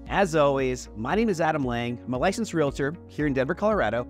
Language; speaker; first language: English; native; English